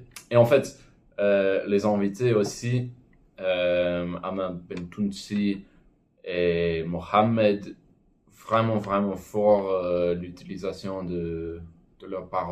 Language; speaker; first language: French; non-native, fluent; English